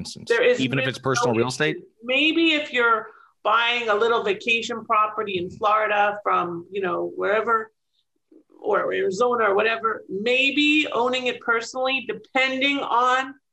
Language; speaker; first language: English; native; English